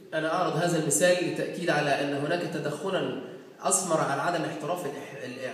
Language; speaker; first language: Arabic; native; Arabic